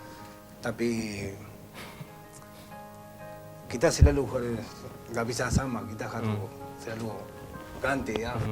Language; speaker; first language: Indonesian; non-native, learner; Spanish